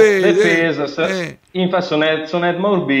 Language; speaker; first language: Italian; native; Italian